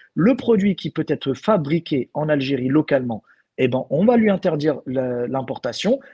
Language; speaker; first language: French; non-native, local second language; Arabic